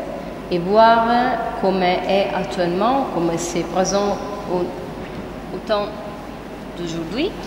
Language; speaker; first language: French; non-native, fluent; Italian